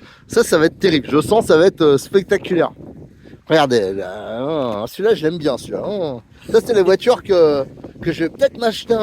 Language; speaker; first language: French; native; French